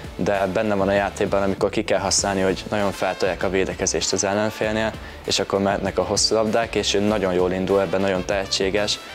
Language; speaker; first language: Hungarian; native; Hungarian